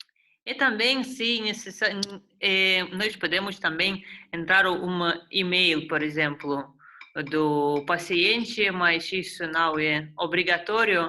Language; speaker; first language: Portuguese; non-native, fluent; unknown